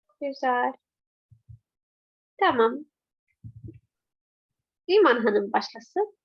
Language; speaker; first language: Turkish; non-native, fluent; Arabic